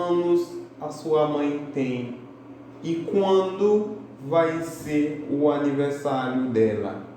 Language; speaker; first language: Portuguese; non-native, fluent; Haitian Creole